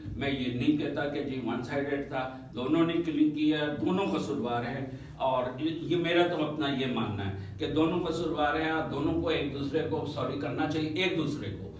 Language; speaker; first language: Urdu; native; Urdu